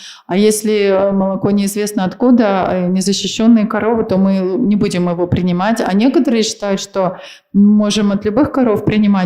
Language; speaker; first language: Russian; native; Russian